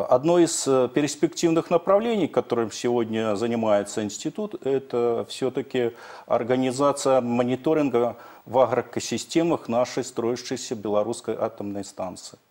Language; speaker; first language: Russian; native; Russian